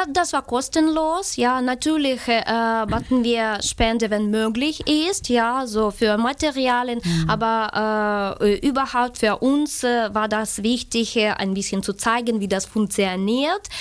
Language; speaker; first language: German; non-native, fluent; Ukrainian